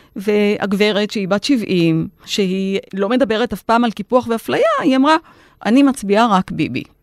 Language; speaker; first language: Hebrew; native; Hebrew